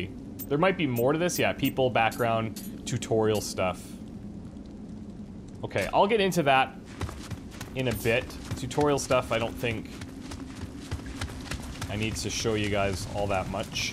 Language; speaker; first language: English; native; English